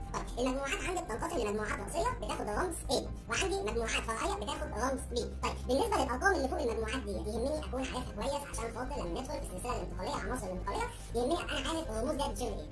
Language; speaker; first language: Arabic; native; Arabic